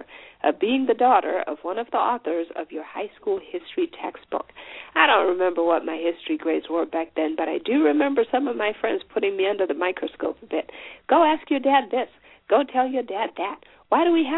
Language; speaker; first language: English; non-native, local second language; Shona